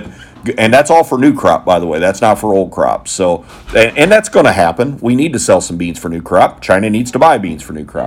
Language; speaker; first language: English; native; English